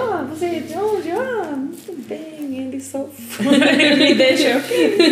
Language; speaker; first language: Portuguese; non-native, learner; English